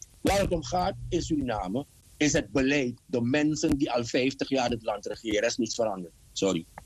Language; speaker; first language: Dutch; native; Dutch